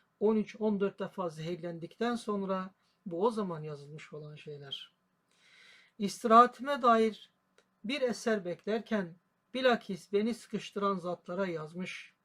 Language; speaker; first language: Turkish; native; Turkish